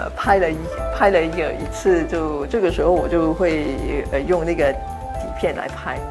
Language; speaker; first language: Chinese; early bilingual, heritage; Chinese